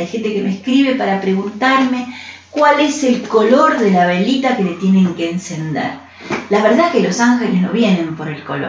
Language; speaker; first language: Spanish; native; Spanish